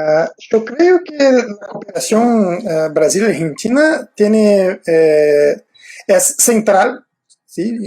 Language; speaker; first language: Spanish; non-native, fluent; Portuguese